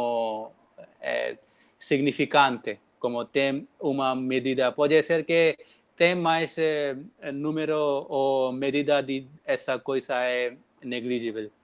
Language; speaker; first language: Portuguese; non-native, learner; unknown